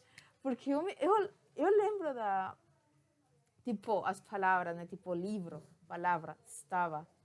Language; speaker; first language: Portuguese; non-native, fluent; Spanish